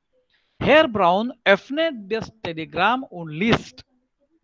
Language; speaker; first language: German; non-native, fluent; Marathi